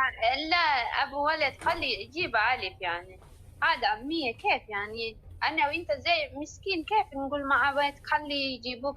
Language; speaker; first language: Arabic; non-native, learner; Oromo